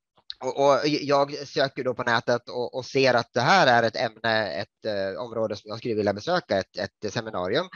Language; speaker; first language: Swedish; native; Swedish